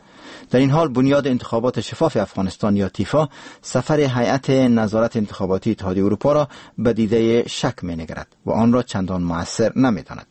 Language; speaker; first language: Persian; native; Persian